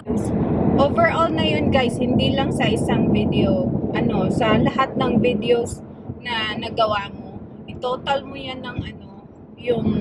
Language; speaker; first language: Filipino; non-native, local second language; Cebuano